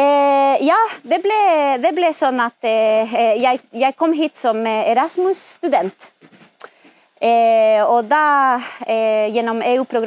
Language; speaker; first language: Norwegian; non-native, fluent; Spanish